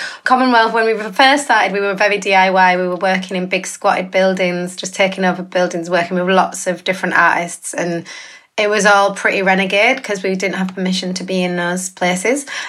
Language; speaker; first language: English; native; English